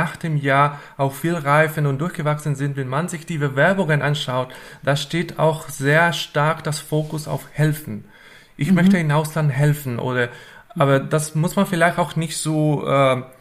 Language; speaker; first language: German; non-native, fluent; Spanish